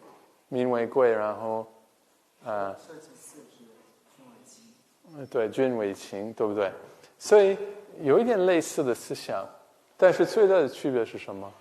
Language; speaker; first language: Chinese; non-native, fluent; English